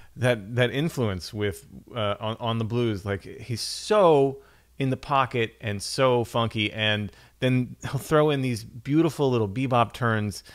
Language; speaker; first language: English; native; English